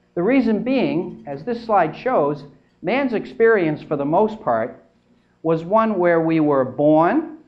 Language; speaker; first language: English; native; English